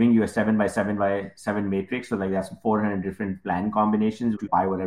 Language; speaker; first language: English; non-native, local second language; Urdu